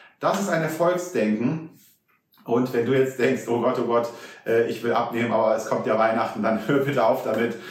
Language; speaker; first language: German; native; German